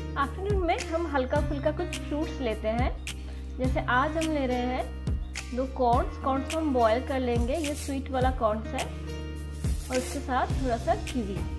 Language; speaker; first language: Hindi; non-native, local second language; Bangla